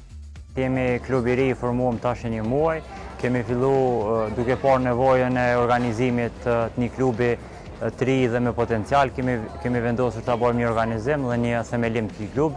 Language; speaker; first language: Albanian; native; Albanian